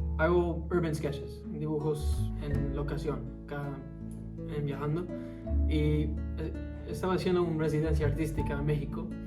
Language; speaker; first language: Spanish; early bilingual, heritage; Spanish